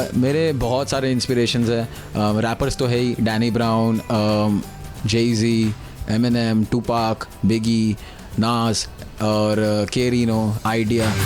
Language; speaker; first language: Hindi; non-native, local second language; Tulu